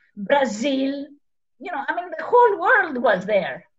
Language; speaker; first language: English; non-native, fluent; Greek